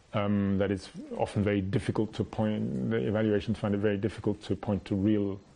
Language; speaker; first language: English; native; English